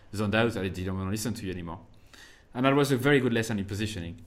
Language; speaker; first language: English; non-native, fluent; French